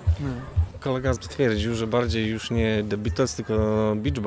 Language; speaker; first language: Polish; native; Polish